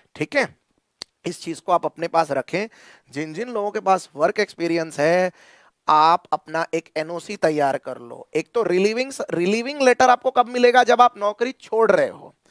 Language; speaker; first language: Hindi; non-native, local second language; Marathi